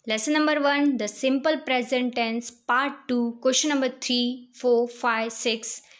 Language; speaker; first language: English; non-native, local second language; Gujarati